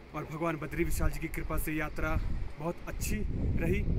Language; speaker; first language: Hindi; native; Hindi